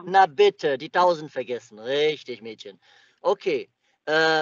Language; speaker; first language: German; native; German